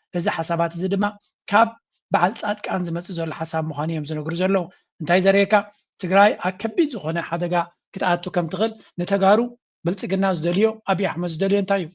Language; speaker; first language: Tigrinya; native; Tigrinya